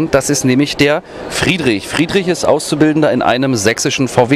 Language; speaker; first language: German; native; German